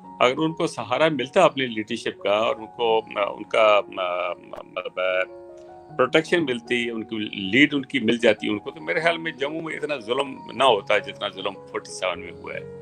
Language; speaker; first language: Urdu; native; Urdu